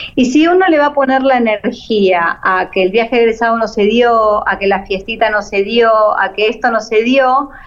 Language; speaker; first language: Spanish; native; Spanish